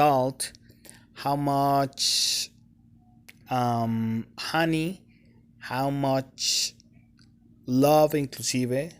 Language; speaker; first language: English; non-native, fluent; Spanish